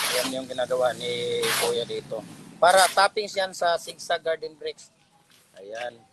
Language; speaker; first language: Filipino; native; Filipino